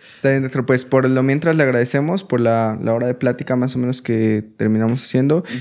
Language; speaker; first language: Spanish; native; Spanish